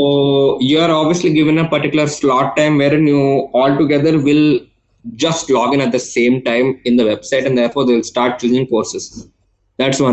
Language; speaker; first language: English; non-native, local second language; Telugu